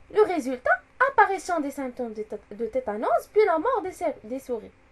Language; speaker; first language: French; non-native, local second language; Arabic